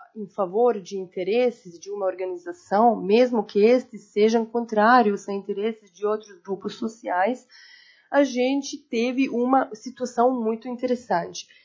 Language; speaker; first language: Portuguese; non-native, fluent; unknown